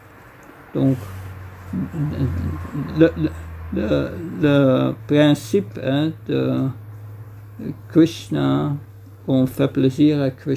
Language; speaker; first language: French; non-native, fluent; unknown